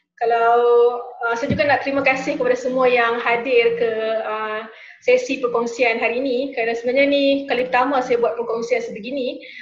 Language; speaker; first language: Malay; native; Malay